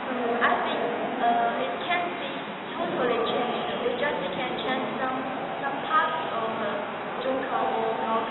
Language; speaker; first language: English; non-native, learner; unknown